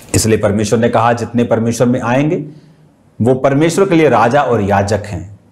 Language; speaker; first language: Hindi; native; Hindi